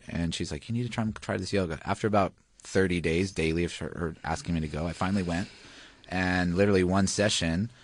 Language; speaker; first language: English; native; English